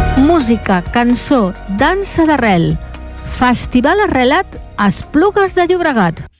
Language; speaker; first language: Catalan; native; Catalan